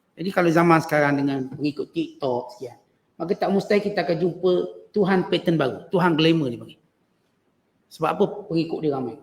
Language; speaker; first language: Malay; native; Malay